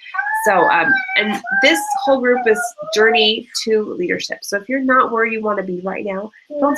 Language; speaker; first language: English; native; English